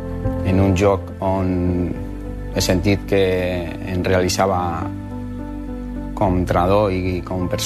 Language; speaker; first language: Catalan; non-native, local second language; Spanish